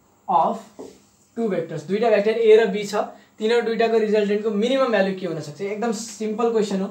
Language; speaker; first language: Nepali; native; Nepali